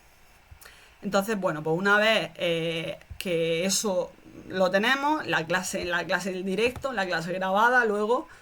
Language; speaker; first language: Spanish; native; Spanish